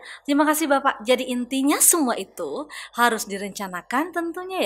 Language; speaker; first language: Indonesian; native; Indonesian